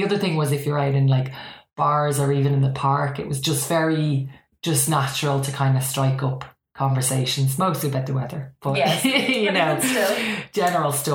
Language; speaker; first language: English; native; English